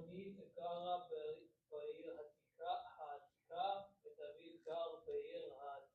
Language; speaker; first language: Hebrew; non-native, learner; English